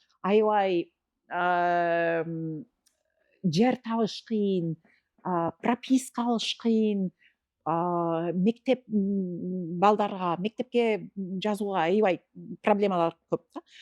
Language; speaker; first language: Kyrgyz; non-native, fluent; English